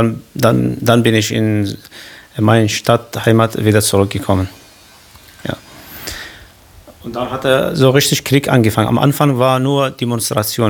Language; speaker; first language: German; non-native, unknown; Kurdish